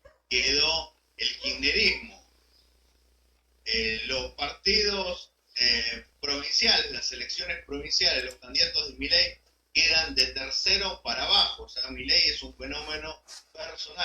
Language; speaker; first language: Spanish; native; Spanish